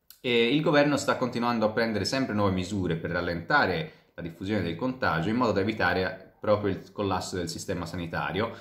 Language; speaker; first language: Italian; native; Italian